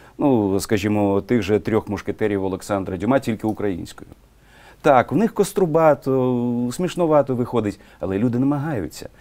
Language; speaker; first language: Ukrainian; non-native, local second language; Russian